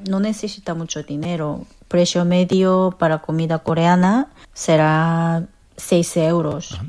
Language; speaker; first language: Spanish; non-native, fluent; Korean